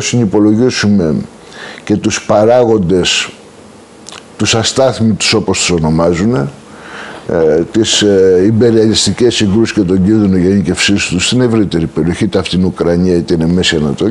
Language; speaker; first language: Greek; native; Greek